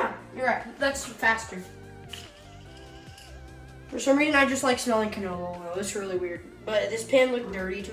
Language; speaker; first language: English; native; English